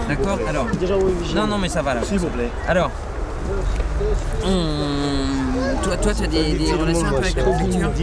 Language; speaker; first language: French; native; French